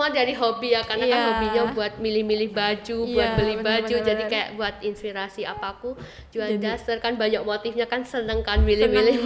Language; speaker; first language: Indonesian; native; Indonesian